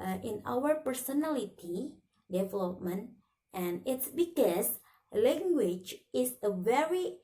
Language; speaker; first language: English; non-native, learner; Indonesian